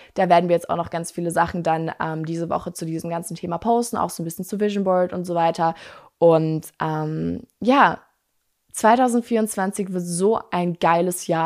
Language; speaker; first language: German; native; German